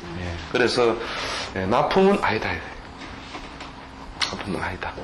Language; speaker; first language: Korean; native; Korean